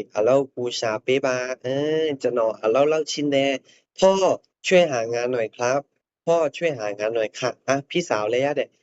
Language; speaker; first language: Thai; non-native, fluent; Burmese